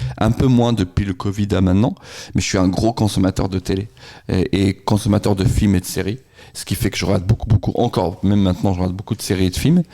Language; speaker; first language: French; non-native, local second language; Arabic